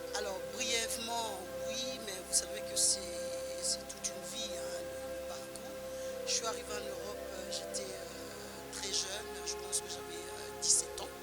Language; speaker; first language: French; non-native, local second language; Lingala